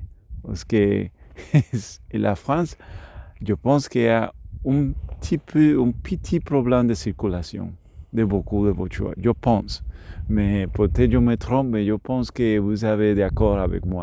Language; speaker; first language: French; non-native, learner; Spanish